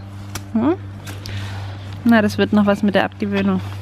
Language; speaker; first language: German; native; German